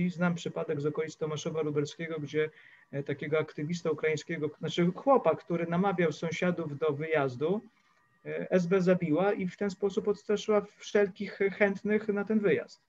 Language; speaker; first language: Polish; native; Polish